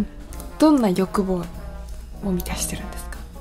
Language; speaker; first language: Japanese; native; Japanese